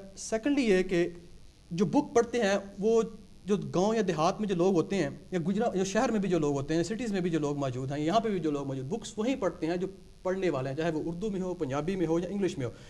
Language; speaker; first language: Urdu; non-native, local second language; Punjabi